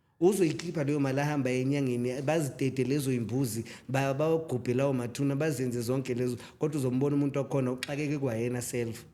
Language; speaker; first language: Zulu; native; Zulu